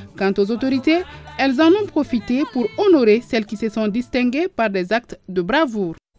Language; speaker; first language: French; non-native, local second language; Bambara